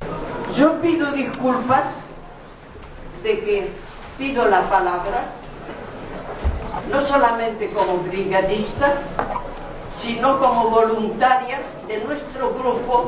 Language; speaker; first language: Spanish; non-native, fluent; Russian